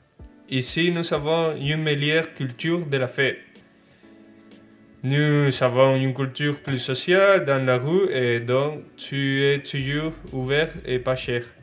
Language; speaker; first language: French; non-native, fluent; Spanish